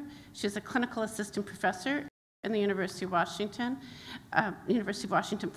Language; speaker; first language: English; native; English